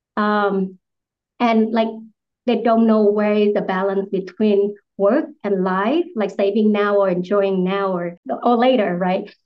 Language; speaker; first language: English; non-native, fluent; Vietnamese